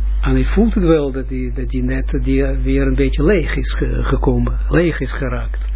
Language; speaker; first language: Dutch; non-native, fluent; Russian